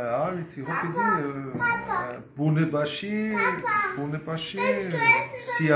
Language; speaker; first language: Georgian; non-native, learner; German